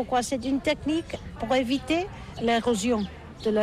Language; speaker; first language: French; non-native, learner; Catalan